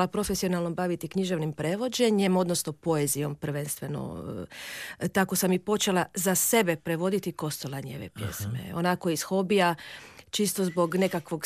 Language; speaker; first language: Croatian; non-native, local second language; Hungarian